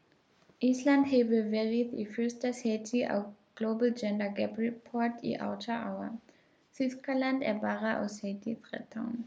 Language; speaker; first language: Icelandic; non-native, learner; German